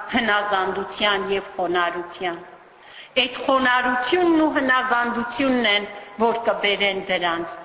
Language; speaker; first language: Armenian; native; Armenian